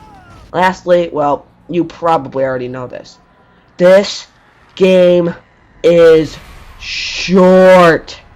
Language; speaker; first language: English; native; English